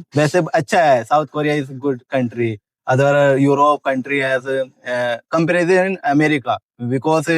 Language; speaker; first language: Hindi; native; Hindi